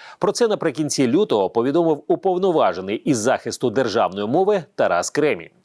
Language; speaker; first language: Ukrainian; native; Ukrainian